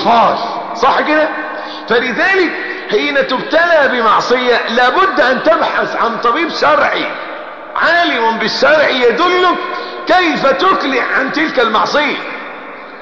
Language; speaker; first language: Arabic; native; Arabic